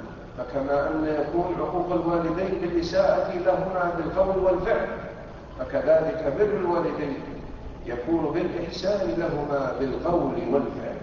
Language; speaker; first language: Arabic; native; Arabic